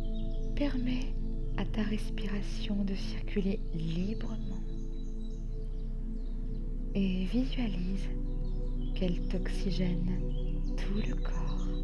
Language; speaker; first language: French; native; French